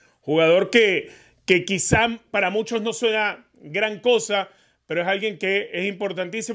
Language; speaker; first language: Spanish; native; Spanish